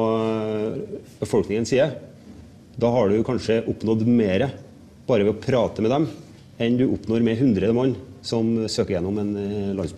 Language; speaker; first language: Norwegian; native; Norwegian